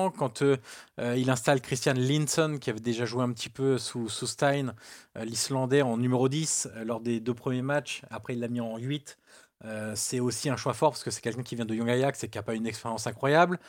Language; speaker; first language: French; native; French